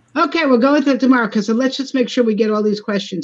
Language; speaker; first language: English; native; English